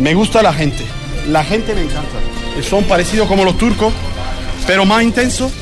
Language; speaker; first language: Spanish; non-native, learner; Turkish